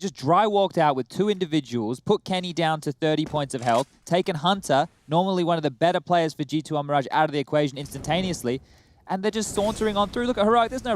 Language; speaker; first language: English; native; English